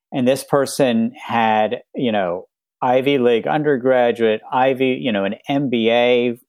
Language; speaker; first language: English; native; English